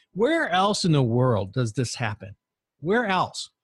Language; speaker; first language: English; native; English